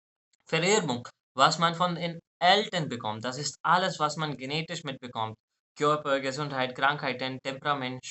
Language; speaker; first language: German; non-native, fluent; Hindi